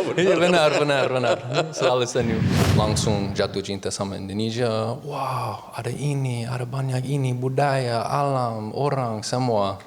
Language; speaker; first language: Indonesian; non-native, learner; English